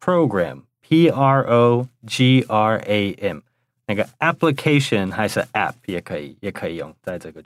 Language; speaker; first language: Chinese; non-native, fluent; English